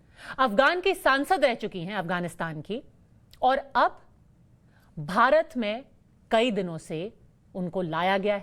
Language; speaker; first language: Hindi; native; Hindi